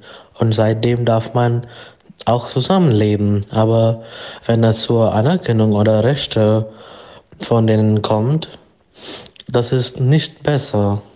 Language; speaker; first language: German; non-native, learner; Malayalam